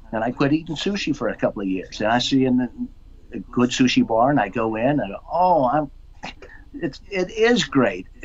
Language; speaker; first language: English; native; English